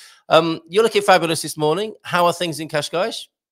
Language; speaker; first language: English; native; English